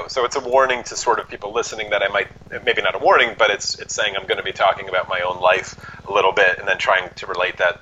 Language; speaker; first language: English; native; English